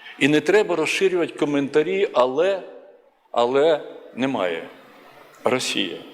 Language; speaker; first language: Ukrainian; native; Ukrainian